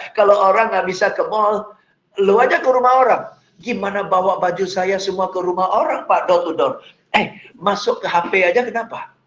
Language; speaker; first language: Indonesian; non-native, fluent; English